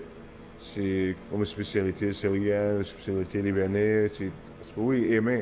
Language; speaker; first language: French; non-native, learner; Arabic